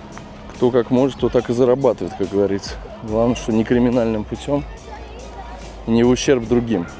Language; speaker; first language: Russian; native; Russian